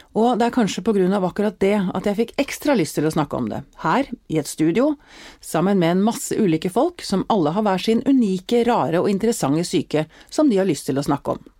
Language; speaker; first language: Norwegian; native; Norwegian